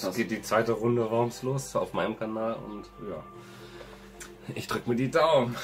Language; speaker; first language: German; native; German